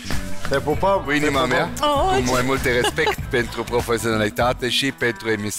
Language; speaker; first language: Romanian; non-native, learner; German